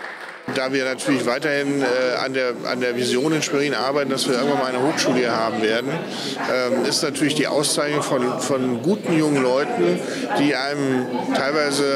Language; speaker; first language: German; native; German